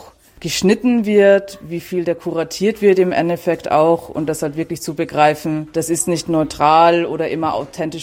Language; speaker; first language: German; native; German